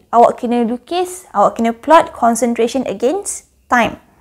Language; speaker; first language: English; non-native, local second language; Malay